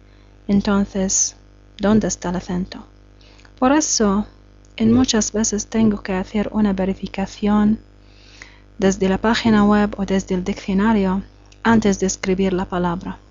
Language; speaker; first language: Spanish; non-native, learner; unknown